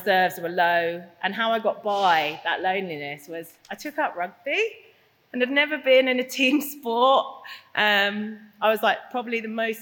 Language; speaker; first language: English; native; English